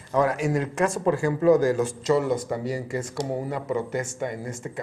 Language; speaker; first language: Spanish; native; Spanish